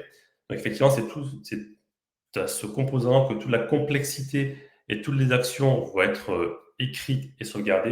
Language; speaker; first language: French; native; French